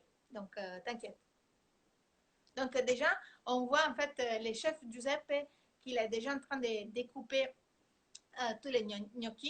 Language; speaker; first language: French; non-native, fluent; Italian